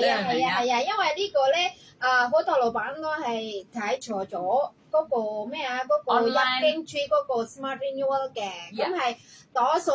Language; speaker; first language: Cantonese; non-native, fluent; Indonesian